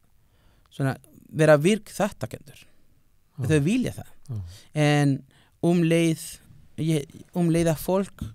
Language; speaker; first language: Icelandic; non-native, learner; Spanish